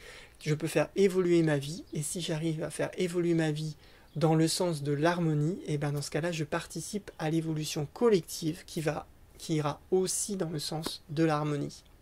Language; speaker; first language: French; native; French